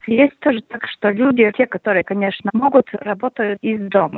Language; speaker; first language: Russian; non-native, local second language; Latvian